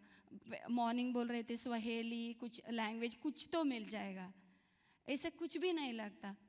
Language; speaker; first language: Hindi; non-native, local second language; Kannada